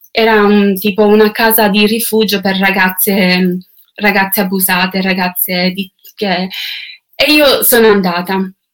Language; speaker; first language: Italian; non-native, fluent; English